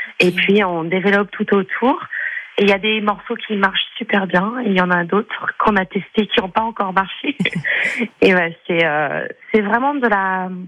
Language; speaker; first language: French; non-native, fluent; English